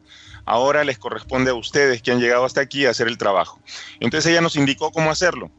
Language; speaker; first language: Spanish; native; Spanish